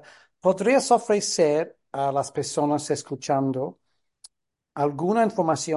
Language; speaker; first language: Spanish; non-native, fluent; English